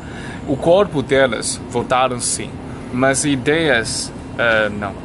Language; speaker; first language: Portuguese; non-native, learner; Chinese